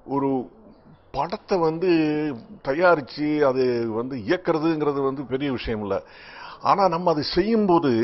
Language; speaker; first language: Tamil; native; Tamil